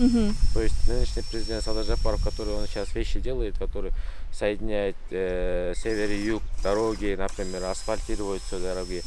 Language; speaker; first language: Russian; non-native, local second language; Kyrgyz